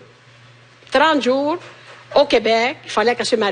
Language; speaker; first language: French; non-native, fluent; Italian